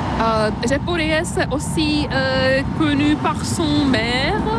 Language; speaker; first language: French; non-native, fluent; Czech